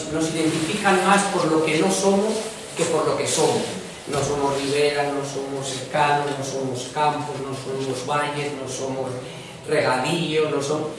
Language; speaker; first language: Spanish; native; Spanish